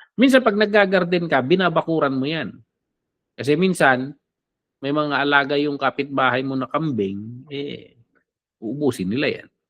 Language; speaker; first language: Filipino; non-native, local second language; Iloko